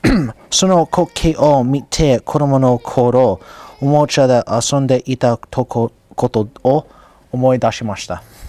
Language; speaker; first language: Japanese; non-native, learner; English